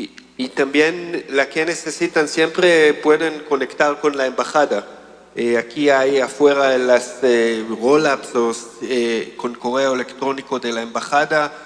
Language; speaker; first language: Spanish; non-native, learner; Hebrew